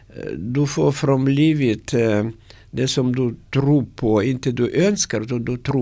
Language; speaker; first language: Swedish; non-native, learner; Russian